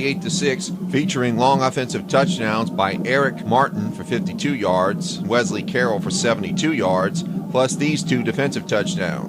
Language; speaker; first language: English; native; English